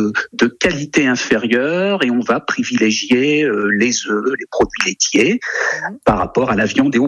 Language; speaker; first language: French; native; French